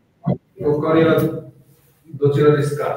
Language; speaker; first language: Japanese; non-native, learner; Bangla